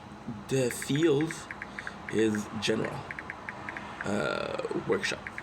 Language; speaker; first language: English; non-native, local second language; French